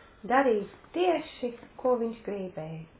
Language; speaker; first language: Latvian; non-native, local second language; Russian